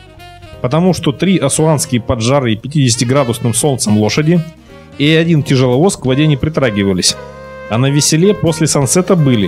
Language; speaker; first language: Russian; native; Russian